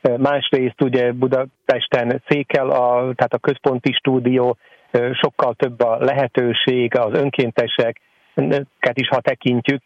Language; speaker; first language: Hungarian; native; Hungarian